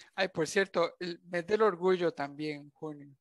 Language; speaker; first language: Spanish; native; Spanish